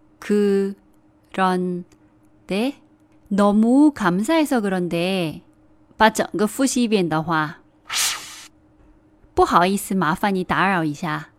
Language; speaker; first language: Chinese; non-native, fluent; Korean